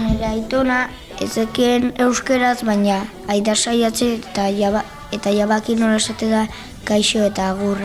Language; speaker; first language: Basque; non-native, local second language; Catalan